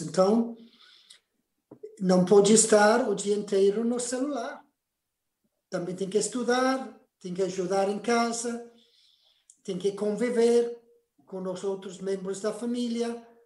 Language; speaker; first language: Portuguese; non-native, fluent; Spanish